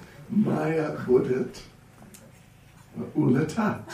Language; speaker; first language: Russian; non-native, learner; English